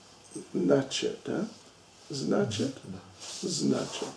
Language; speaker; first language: Russian; non-native, learner; English